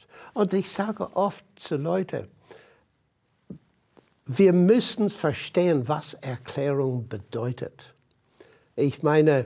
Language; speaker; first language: German; non-native, fluent; English